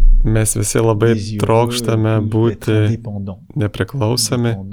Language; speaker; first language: Lithuanian; non-native, learner; French